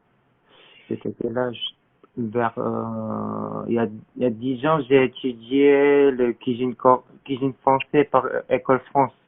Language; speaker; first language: French; non-native, learner; Korean